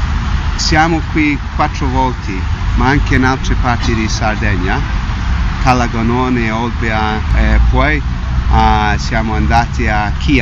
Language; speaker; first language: Italian; non-native, learner; English